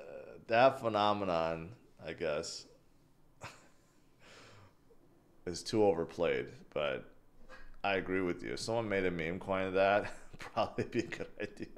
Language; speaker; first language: English; native; English